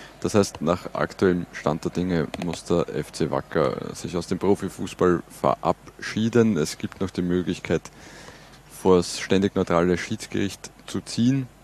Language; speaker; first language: German; native; German